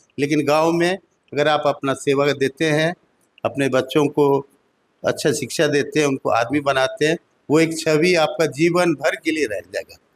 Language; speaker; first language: Hindi; native; Hindi